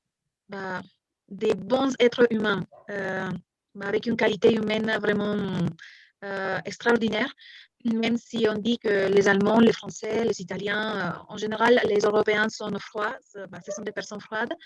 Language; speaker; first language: French; non-native, fluent; Spanish